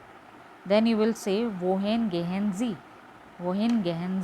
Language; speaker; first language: German; non-native, learner; Hindi